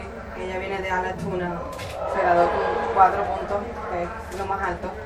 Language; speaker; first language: Spanish; early bilingual, heritage; Spanish